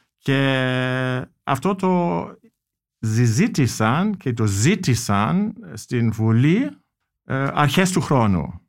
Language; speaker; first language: Greek; non-native, fluent; German